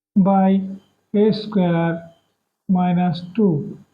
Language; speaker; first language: English; non-native, local second language; Bangla